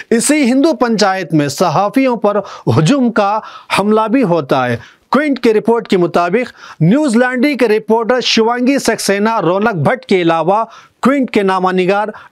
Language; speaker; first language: Urdu; native; Urdu